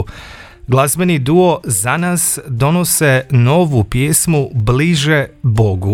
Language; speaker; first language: Croatian; native; Croatian